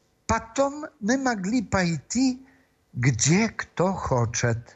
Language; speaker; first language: Russian; non-native, fluent; Polish